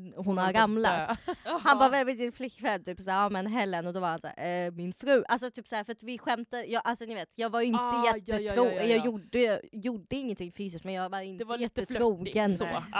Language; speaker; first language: Swedish; early bilingual, other home language; Russian